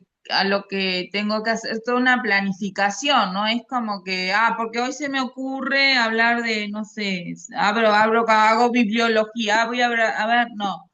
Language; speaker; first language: Spanish; native; Spanish